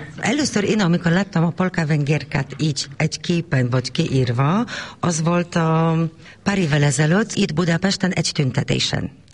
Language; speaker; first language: Hungarian; non-native, fluent; Polish